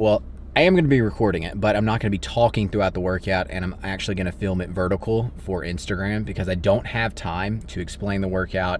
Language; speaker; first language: English; native; English